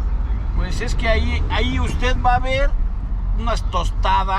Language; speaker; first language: Spanish; native; Spanish